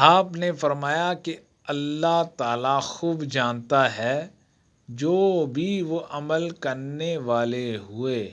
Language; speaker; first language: Urdu; native; Urdu